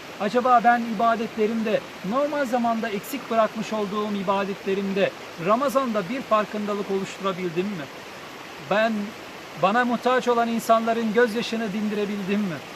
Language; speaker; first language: Turkish; native; Turkish